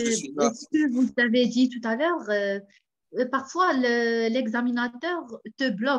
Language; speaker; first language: French; non-native, fluent; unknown